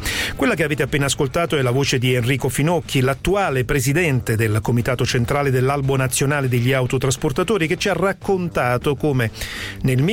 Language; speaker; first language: Italian; native; Italian